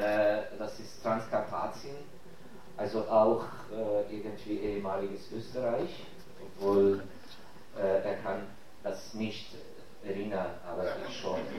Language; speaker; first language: German; non-native, fluent; Ukrainian